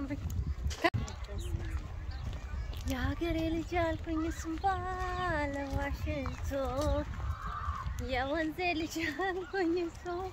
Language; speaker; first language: German; non-native, learner; Amharic